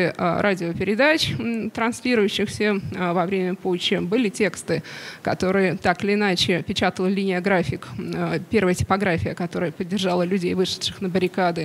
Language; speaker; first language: Russian; native; Russian